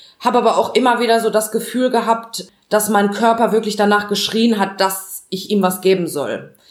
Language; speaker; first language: German; native; German